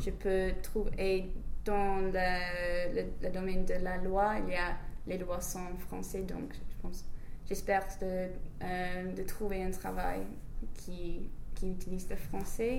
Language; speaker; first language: French; non-native, fluent; English